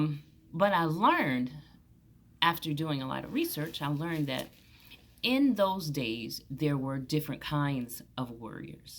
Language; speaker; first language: English; native; English